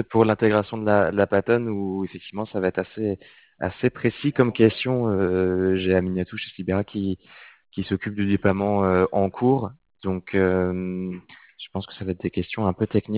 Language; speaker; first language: French; native; French